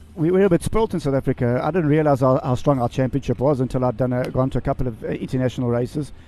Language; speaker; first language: English; native; English